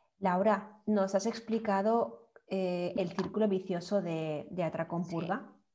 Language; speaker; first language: Spanish; native; Spanish